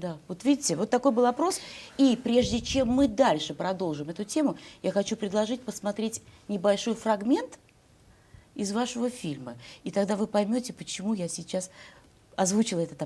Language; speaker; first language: Russian; native; Russian